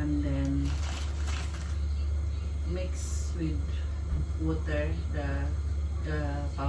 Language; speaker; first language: English; non-native, learner; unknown